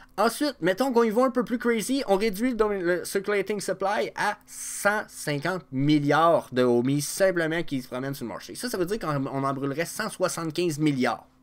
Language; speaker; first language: French; native; French